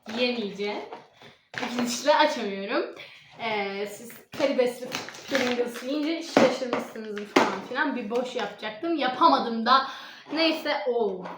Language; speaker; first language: Turkish; native; Turkish